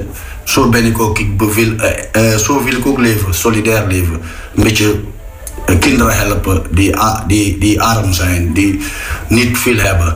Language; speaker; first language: Dutch; non-native, fluent; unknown